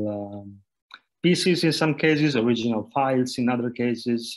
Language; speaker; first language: English; non-native, fluent; Italian